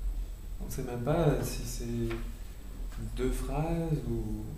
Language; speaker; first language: French; native; French